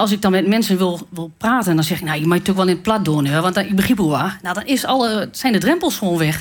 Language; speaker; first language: Dutch; native; Dutch